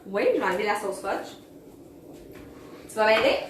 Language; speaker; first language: French; native; French